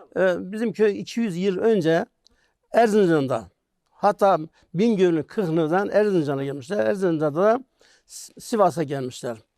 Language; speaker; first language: Turkish; non-native, local second language; Kurdish